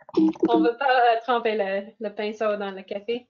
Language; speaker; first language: French; non-native, fluent; English